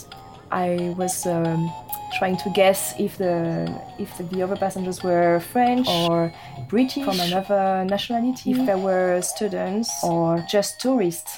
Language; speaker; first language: English; non-native, fluent; French